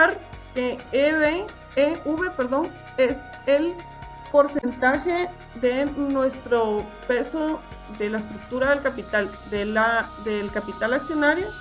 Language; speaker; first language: Spanish; native; Spanish